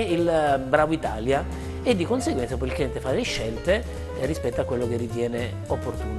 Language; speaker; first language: Italian; native; Italian